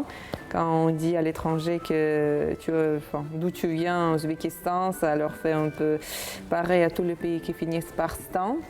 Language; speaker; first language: French; non-native, fluent; Uzbek